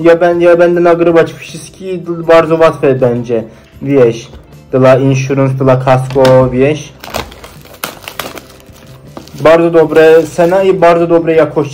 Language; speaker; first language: Polish; non-native, learner; Turkish